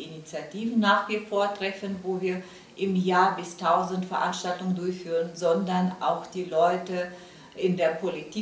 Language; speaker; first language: German; non-native, fluent; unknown